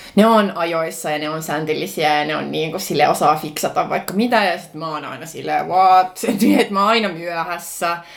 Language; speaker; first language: Finnish; non-native, local second language; Swedish